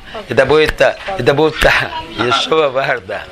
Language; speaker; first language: Latvian; non-native, learner; Russian